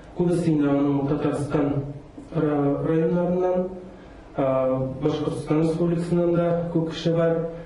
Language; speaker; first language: Tatar; native; Tatar